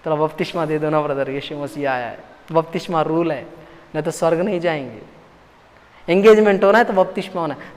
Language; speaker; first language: Hindi; non-native, local second language; Telugu